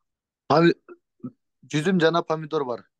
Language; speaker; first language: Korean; non-native, learner; Kyrgyz